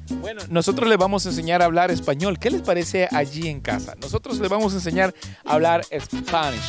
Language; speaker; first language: Spanish; native; Spanish